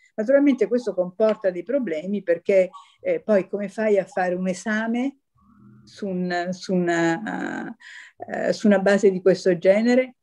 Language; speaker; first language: Italian; native; Italian